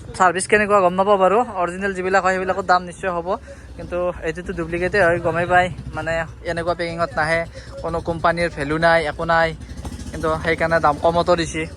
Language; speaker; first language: Assamese; native; Assamese